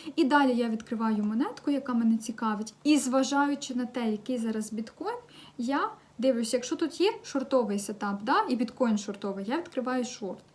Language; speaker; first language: Ukrainian; non-native, local second language; Russian